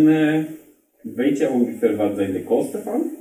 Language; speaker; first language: Dutch; non-native, learner; Polish